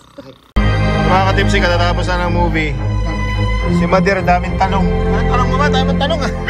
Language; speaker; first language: Filipino; native; Filipino